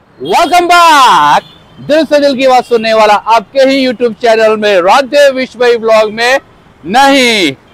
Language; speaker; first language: Hindi; non-native, local second language; Gujarati